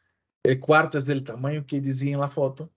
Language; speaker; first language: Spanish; non-native, fluent; Portuguese